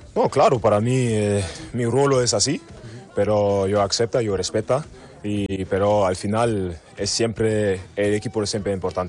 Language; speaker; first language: Spanish; non-native, fluent; German